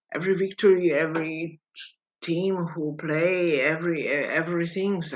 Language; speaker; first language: English; non-native, learner; Italian